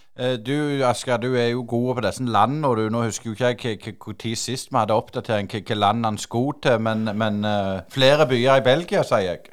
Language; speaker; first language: Norwegian; native; Norwegian